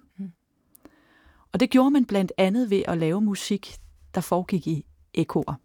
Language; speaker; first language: Danish; native; Danish